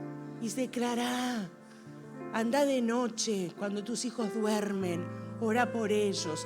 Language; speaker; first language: Spanish; native; Spanish